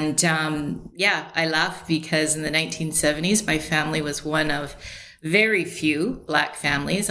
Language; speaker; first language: English; native; English